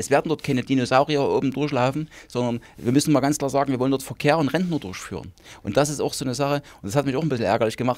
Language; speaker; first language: German; native; German